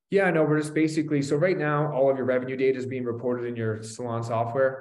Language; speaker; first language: English; native; English